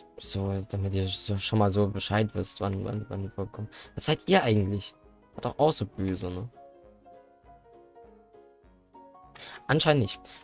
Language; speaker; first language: German; native; German